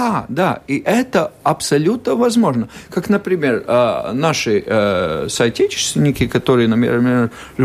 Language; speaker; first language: Russian; non-native, local second language; Latvian